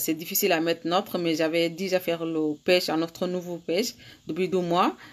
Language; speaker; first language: French; non-native, learner; Arabic